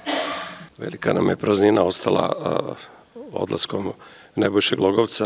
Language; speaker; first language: Serbian; native; Serbian